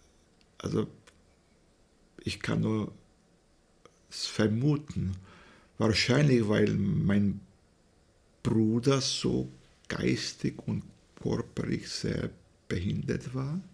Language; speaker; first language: German; non-native, fluent; Slovak